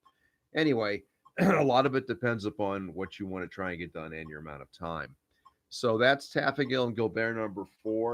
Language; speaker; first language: English; native; English